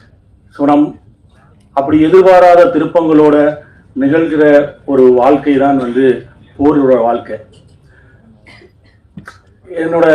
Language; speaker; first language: Tamil; native; Tamil